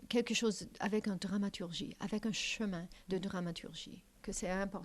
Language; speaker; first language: French; non-native, fluent; English